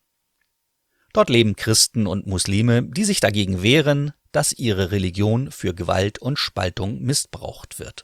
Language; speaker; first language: German; native; German